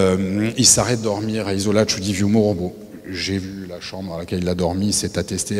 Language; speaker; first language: French; native; French